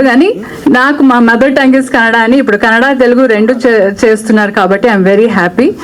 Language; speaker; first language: Telugu; non-native, local second language; Kannada